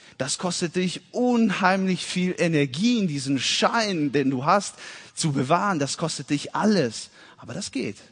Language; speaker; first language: German; early bilingual, heritage; German